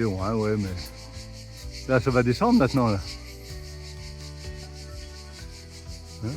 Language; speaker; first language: French; native; French